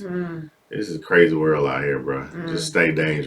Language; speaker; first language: English; native; English